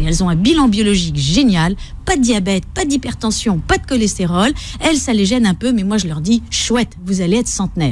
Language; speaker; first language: French; native; French